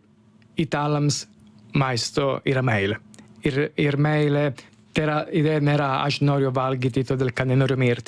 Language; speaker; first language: Lithuanian; non-native, fluent; Italian